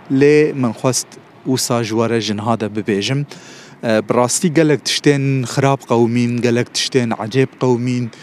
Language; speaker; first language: Kurdish; native; Kurdish